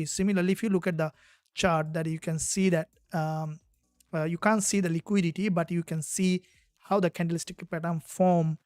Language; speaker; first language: English; non-native, fluent; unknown